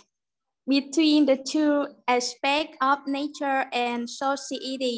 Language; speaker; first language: English; non-native, learner; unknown